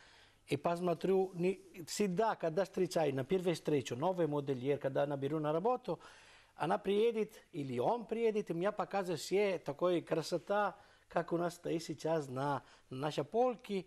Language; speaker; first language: Russian; non-native, learner; Italian